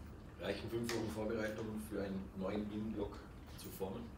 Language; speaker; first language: German; native; German